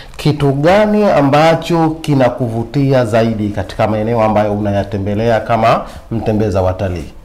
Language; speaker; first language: Swahili; native; Swahili